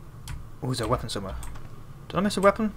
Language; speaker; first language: English; native; English